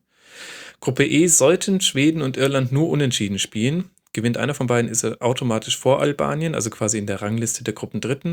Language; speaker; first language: German; native; German